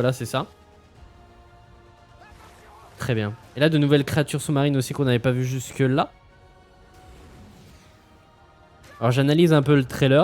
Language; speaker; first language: French; native; French